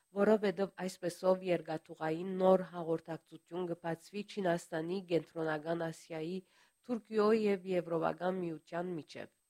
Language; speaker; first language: Armenian; early bilingual, heritage; Armenian